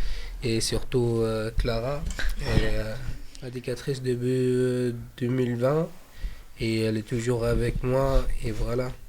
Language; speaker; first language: French; non-native, fluent; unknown